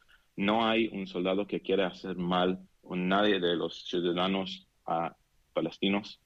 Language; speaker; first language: Spanish; non-native, learner; Hebrew